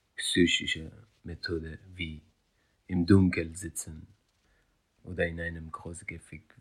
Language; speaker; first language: German; non-native, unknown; Persian